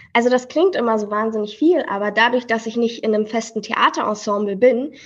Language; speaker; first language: German; native; German